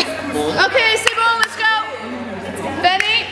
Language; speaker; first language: French; non-native, learner; English